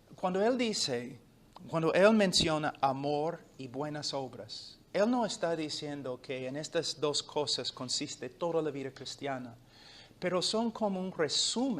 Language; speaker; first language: Spanish; non-native, fluent; English